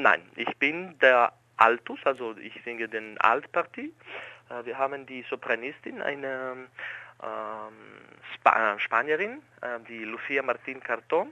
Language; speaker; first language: German; non-native, fluent; Greek